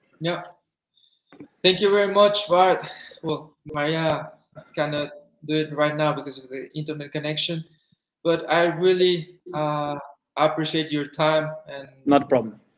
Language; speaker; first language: English; non-native, fluent; Spanish